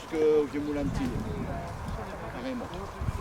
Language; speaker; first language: French; native; French